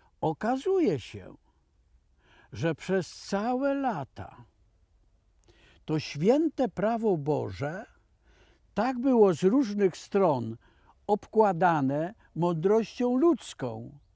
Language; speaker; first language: Polish; native; Polish